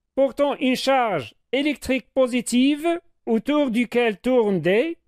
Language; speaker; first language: French; non-native, local second language; Arabic